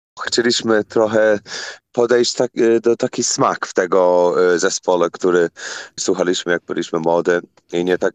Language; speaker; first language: Polish; non-native, learner; English